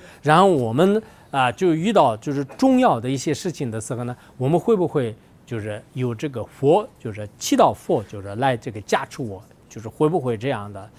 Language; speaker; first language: Chinese; non-native, local second language; Tibetan